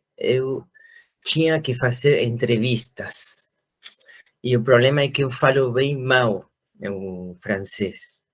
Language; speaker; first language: Portuguese; non-native, fluent; Spanish